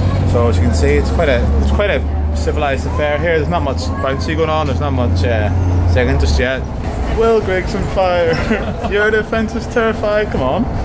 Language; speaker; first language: English; native; English